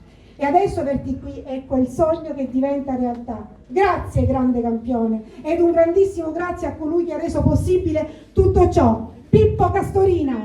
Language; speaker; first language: Italian; native; Italian